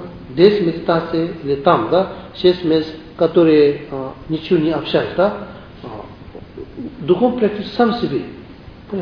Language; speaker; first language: Russian; non-native, learner; Tibetan